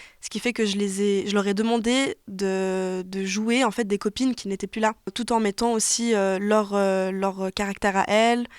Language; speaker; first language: French; native; French